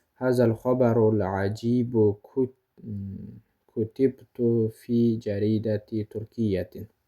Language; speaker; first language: Arabic; non-native, fluent; Kyrgyz